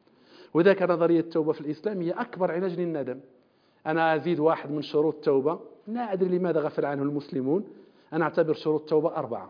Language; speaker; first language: Arabic; native; Arabic